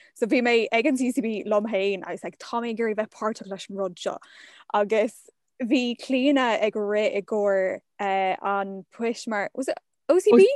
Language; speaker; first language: Irish; non-native, local second language; English